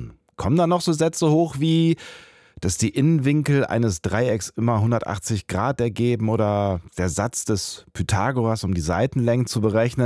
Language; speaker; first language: German; native; German